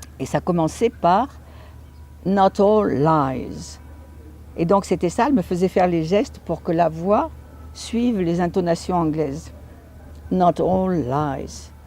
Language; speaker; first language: French; native; French